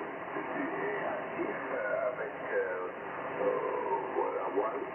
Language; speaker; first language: French; non-native, local second language; German